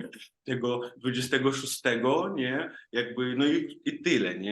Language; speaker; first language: Polish; non-native, fluent; Ukrainian